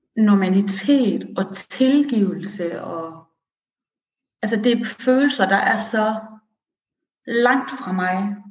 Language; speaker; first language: Danish; early bilingual, other home language; Persian